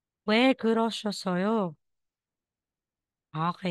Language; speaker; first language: Korean; non-native, fluent; Filipino